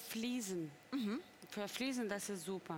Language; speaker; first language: German; non-native, fluent; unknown